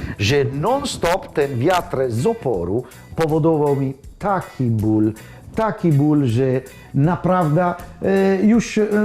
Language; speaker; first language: Polish; non-native, learner; Italian